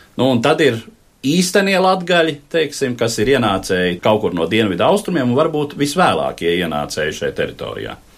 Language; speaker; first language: Latvian; native; Latvian